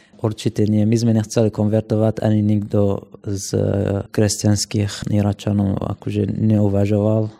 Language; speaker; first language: Slovak; non-native, fluent; Assyrian Neo-Aramaic